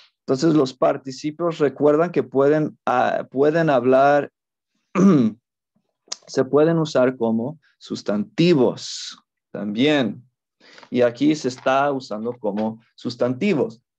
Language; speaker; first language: Spanish; non-native, fluent; English